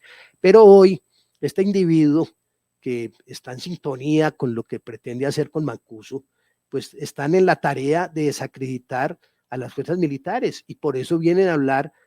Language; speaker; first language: Spanish; native; Spanish